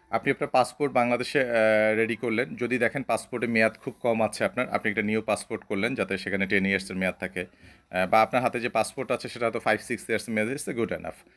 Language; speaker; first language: Bangla; native; Bangla